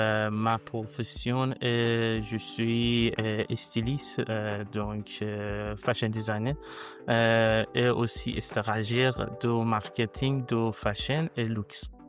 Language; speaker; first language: French; non-native, learner; Persian